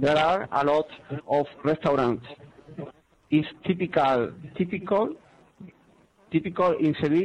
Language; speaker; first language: English; non-native, learner; Spanish